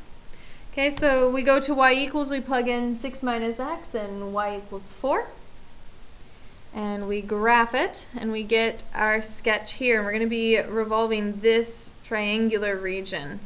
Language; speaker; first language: English; native; English